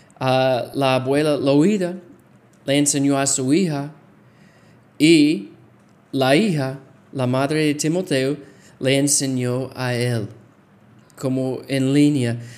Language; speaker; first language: Spanish; non-native, fluent; English